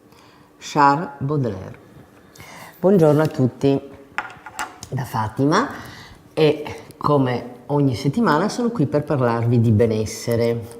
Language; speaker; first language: Italian; native; Italian